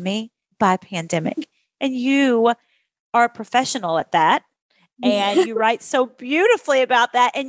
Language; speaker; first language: English; native; English